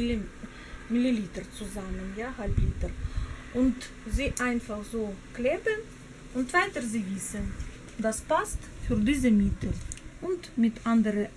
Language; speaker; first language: German; non-native, learner; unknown